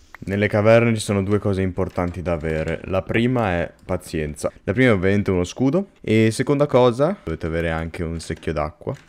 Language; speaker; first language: Italian; native; Italian